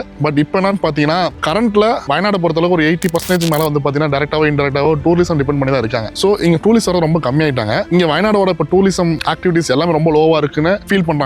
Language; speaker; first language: Tamil; native; Tamil